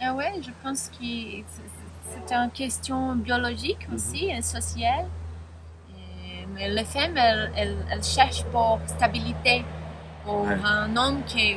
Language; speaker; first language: French; non-native, learner; Spanish